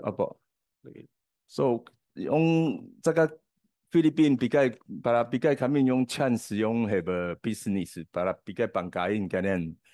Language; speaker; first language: Filipino; non-native, learner; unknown